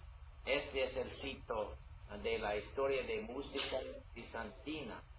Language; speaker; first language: Spanish; non-native, learner; English